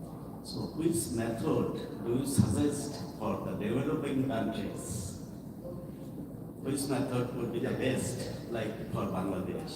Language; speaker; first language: English; non-native, local second language; Bangla